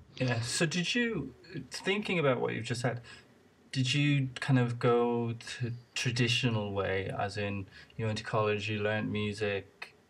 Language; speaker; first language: English; native; English